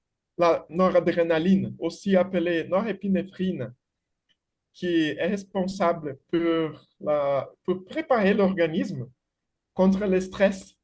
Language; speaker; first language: French; non-native, fluent; Portuguese